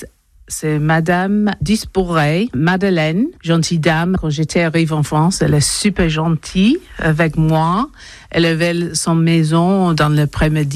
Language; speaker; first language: French; non-native, learner; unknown